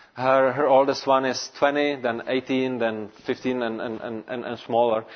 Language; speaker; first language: English; non-native, fluent; Czech